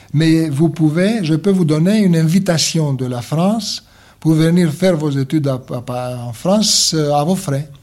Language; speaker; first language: French; non-native, fluent; Greek